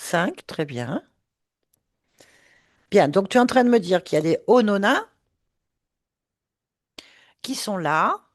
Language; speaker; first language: French; native; French